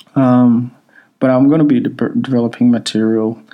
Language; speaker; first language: English; early bilingual, other home language; Swahili